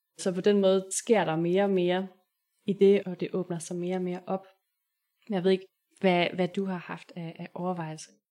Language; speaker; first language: Danish; native; Danish